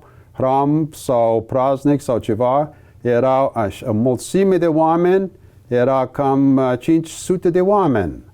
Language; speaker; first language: Romanian; early bilingual, heritage; English